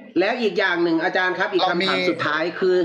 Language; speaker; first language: Thai; native; Thai